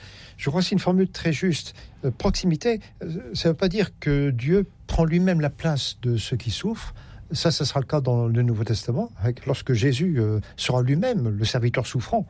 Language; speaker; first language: French; native; French